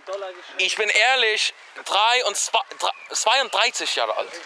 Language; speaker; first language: German; non-native, learner; English